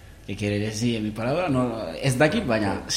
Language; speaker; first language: Spanish; non-native, learner; Wolof